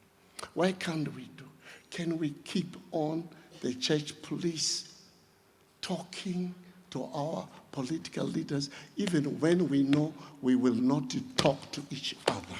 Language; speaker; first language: English; non-native, local second language; Shona